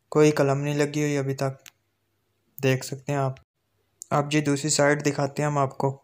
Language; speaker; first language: Urdu; native; Urdu